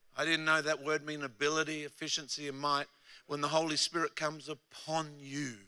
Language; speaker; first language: English; native; English